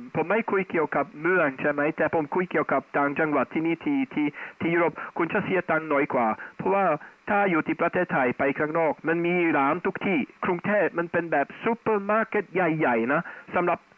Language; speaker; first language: Thai; non-native, fluent; Dutch